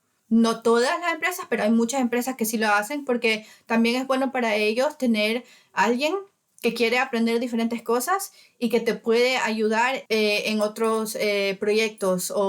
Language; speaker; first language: Spanish; early bilingual, heritage; Spanish